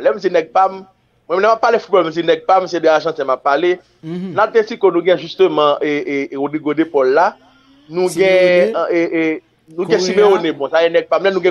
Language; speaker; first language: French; non-native, local second language; Haitian Creole